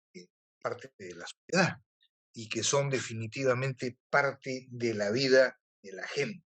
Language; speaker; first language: Spanish; native; Spanish